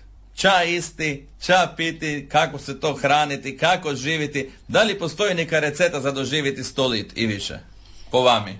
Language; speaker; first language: Serbian; native; Serbian